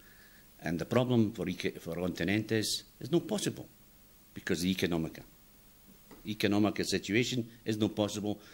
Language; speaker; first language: English; non-native, learner; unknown